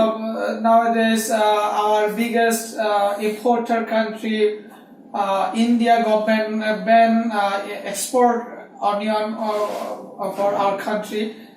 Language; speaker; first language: English; non-native, learner; Bangla